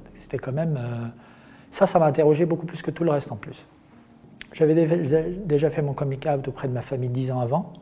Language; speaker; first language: French; non-native, local second language; Arabic